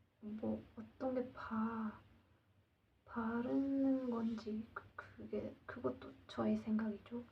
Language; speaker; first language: Korean; non-native, learner; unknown